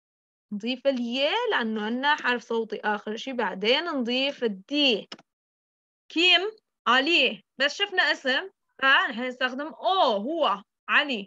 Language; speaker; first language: Arabic; native; Arabic